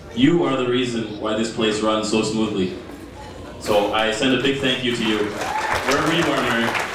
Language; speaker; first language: English; early bilingual, other home language; Greek